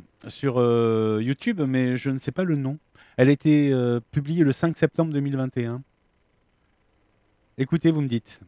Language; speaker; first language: French; native; French